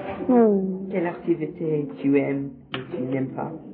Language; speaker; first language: French; non-native, learner; English